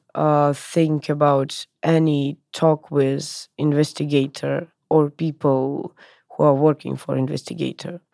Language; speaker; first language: English; non-native, learner; Russian